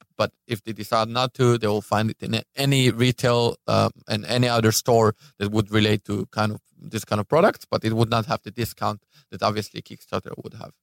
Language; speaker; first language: English; non-native, fluent; Hebrew